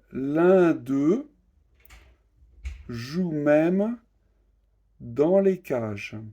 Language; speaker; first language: French; native; French